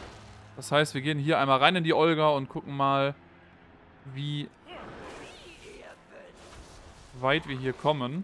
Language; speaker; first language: German; native; German